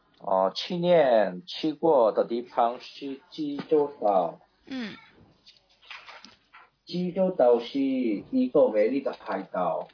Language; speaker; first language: Chinese; non-native, learner; Korean